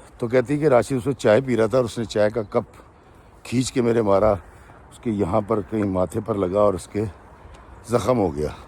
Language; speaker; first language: Urdu; native; Urdu